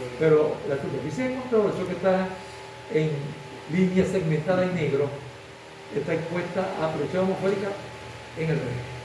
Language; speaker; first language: Spanish; native; Spanish